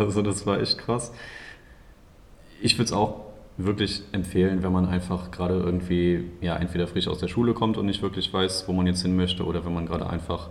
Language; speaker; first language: German; native; German